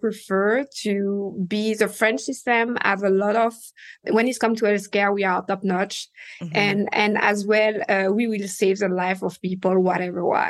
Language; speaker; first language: English; non-native, fluent; French